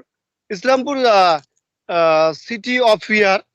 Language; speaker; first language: English; non-native, learner; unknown